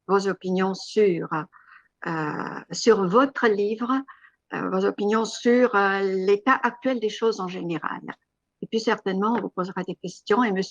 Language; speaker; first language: French; non-native, fluent; Romanian